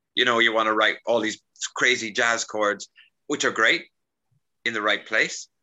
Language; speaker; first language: English; native; English